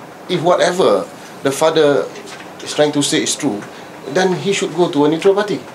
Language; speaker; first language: English; non-native, local second language; Malay